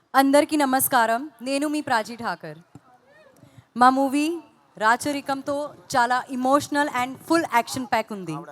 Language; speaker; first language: Telugu; non-native, fluent; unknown